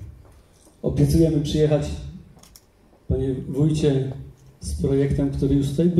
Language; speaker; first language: Polish; native; Polish